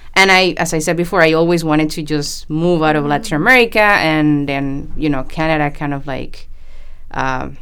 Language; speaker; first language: English; non-native, fluent; Spanish